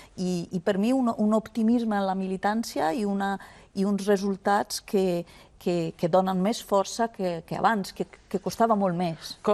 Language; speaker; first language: Catalan; non-native, fluent; Italian